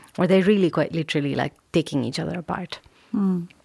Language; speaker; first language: English; non-native, local second language; Urdu